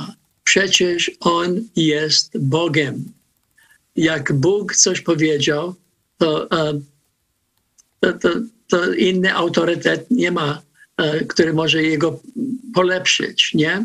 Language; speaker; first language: Polish; early bilingual, heritage; Polish